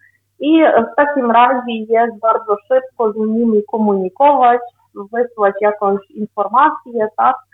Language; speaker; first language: Polish; non-native, fluent; Ukrainian